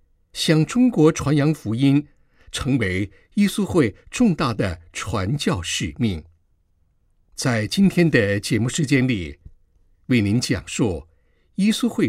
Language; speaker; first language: Chinese; native; Chinese